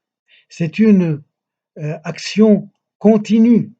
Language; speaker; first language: French; non-native, local second language; Arabic